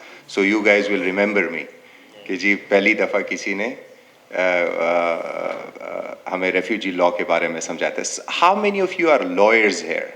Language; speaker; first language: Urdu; non-native, local second language; Pashto